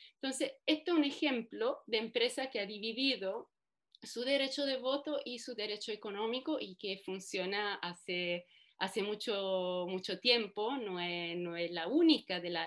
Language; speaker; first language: Spanish; non-native, fluent; Italian